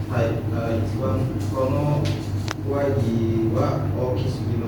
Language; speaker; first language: Japanese; non-native, learner; Indonesian